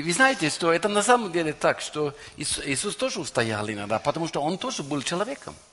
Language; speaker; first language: Russian; non-native, learner; Norwegian